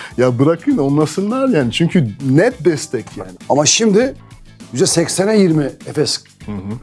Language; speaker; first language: Turkish; non-native, fluent; French